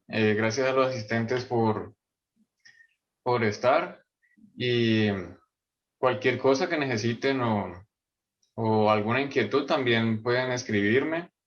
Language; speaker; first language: Spanish; native; Spanish